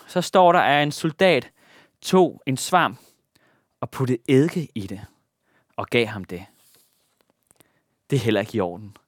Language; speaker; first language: Danish; native; Danish